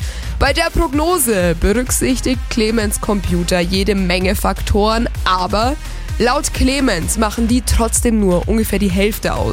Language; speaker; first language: German; native; German